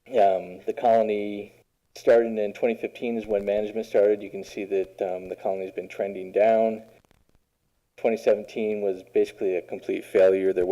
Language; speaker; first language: English; native; English